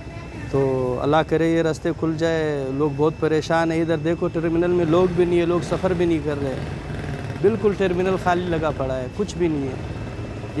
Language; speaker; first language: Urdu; non-native, local second language; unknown